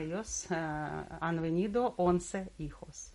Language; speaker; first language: Spanish; non-native, learner; Russian